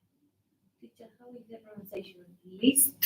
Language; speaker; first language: English; non-native, learner; Spanish